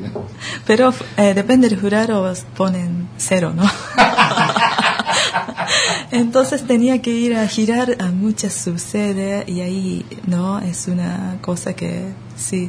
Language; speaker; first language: Spanish; non-native, learner; Japanese